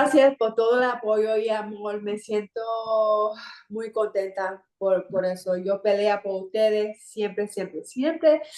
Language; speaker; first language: Spanish; early bilingual, heritage; English